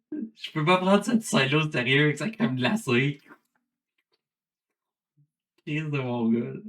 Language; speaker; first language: French; native; French